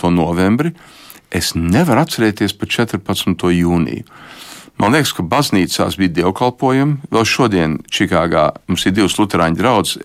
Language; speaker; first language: Latvian; early bilingual, heritage; Latvian